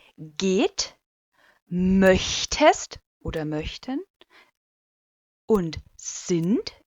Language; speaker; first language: German; non-native, fluent; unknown